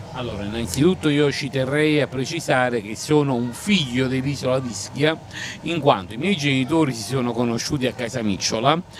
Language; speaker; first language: Italian; native; Italian